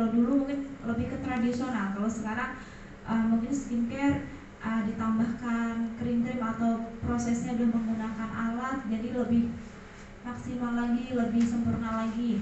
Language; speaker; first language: Indonesian; native; Indonesian